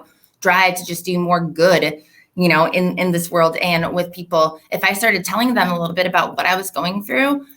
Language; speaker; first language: English; native; English